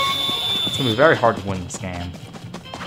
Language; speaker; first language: English; native; English